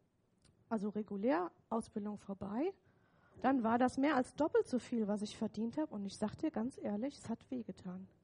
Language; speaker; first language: German; native; German